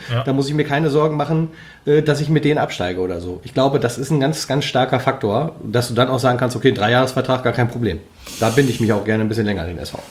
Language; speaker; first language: German; native; German